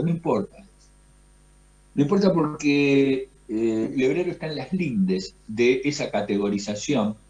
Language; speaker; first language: Spanish; native; Spanish